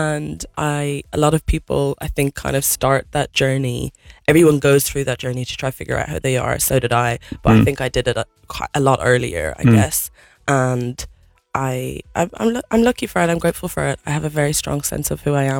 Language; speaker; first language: English; native; English